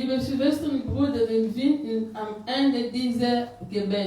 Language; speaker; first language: German; non-native, learner; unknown